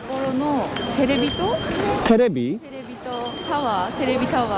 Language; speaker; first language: Japanese; native; Japanese